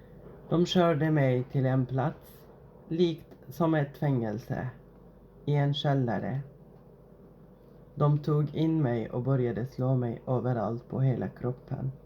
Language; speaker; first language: Swedish; non-native, fluent; Arabic